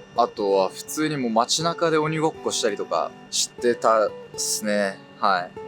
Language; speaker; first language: Japanese; native; Japanese